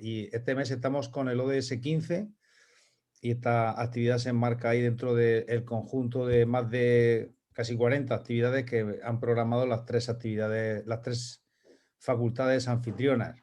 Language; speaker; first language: Spanish; native; Spanish